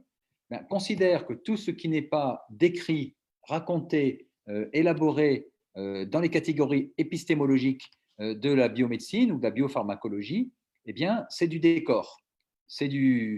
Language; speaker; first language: French; native; French